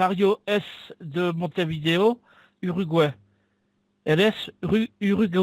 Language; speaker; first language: Spanish; non-native, learner; French